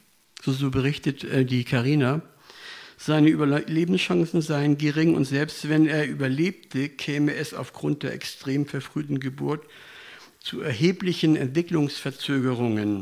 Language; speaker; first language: German; native; German